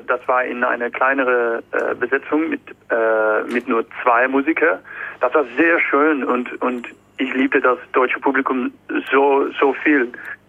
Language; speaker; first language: German; non-native, learner; Dutch